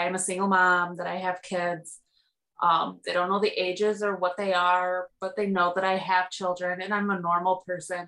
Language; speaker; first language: English; native; English